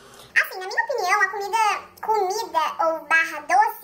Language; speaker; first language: Portuguese; native; Portuguese